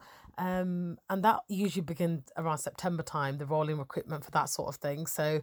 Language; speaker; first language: English; native; English